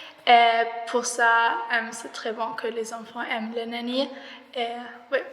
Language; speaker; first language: French; non-native, learner; German